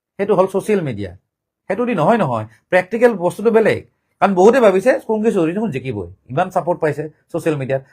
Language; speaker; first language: Assamese; native; Assamese